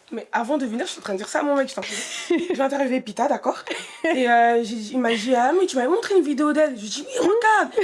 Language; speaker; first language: French; early bilingual, other home language; Haitian Creole